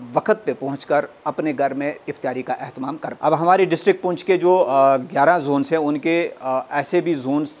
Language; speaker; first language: Hindi; non-native, local second language; Punjabi